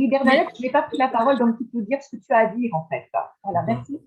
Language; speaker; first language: French; native; French